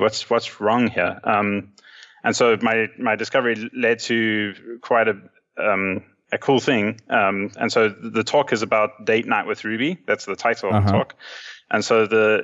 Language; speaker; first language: English; native; English